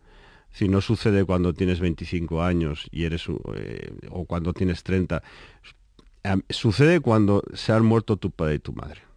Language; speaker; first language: Spanish; native; Spanish